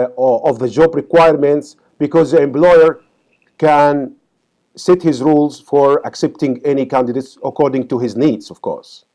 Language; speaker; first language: English; non-native, fluent; Arabic